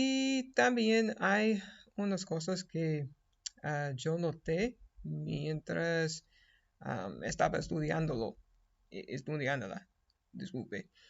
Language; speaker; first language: Spanish; non-native, fluent; English